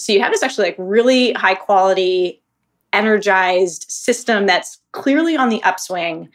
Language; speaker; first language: English; native; English